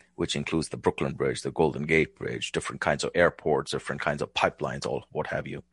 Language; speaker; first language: English; non-native, local second language; Hindi